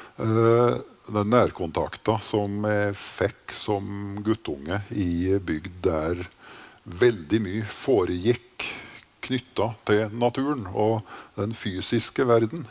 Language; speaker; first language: Norwegian; native; Norwegian